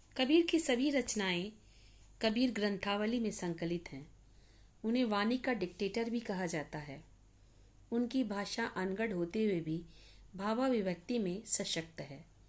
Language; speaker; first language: Hindi; native; Hindi